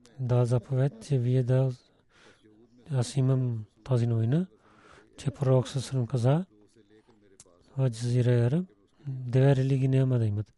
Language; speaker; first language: Bulgarian; non-native, learner; Urdu